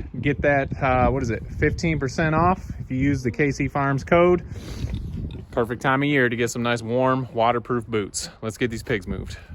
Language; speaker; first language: English; native; English